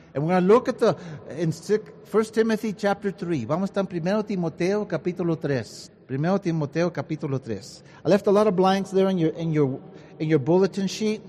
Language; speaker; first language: English; early bilingual, other home language; Spanish